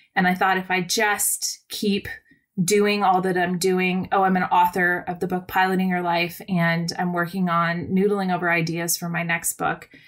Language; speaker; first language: English; native; English